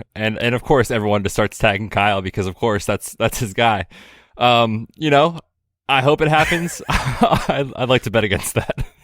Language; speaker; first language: English; native; English